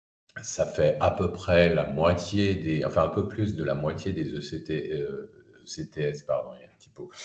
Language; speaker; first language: French; native; French